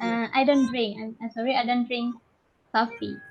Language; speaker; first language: English; non-native, fluent; Indonesian